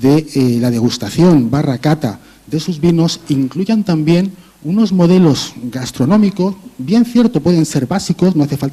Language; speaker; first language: Spanish; native; Spanish